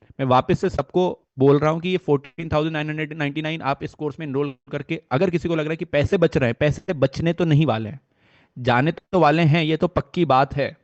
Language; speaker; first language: Hindi; native; Hindi